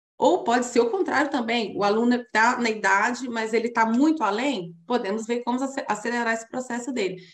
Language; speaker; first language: Portuguese; native; Portuguese